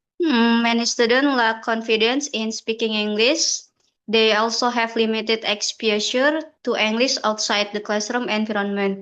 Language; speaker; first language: English; non-native, fluent; Indonesian